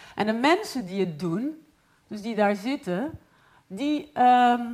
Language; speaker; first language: Dutch; non-native, fluent; Arabic